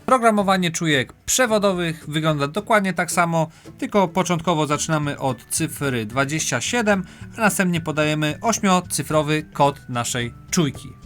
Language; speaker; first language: Polish; native; Polish